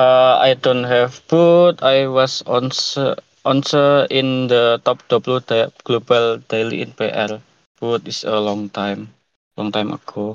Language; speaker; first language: English; non-native, learner; Indonesian